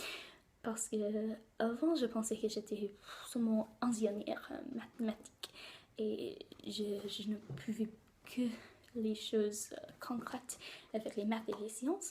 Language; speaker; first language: French; non-native, learner; English